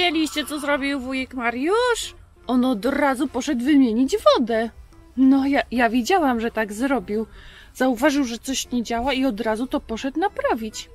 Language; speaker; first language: Polish; native; Polish